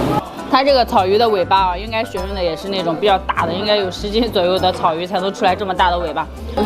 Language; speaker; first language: Chinese; native; Chinese